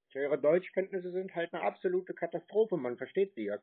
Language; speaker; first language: German; native; German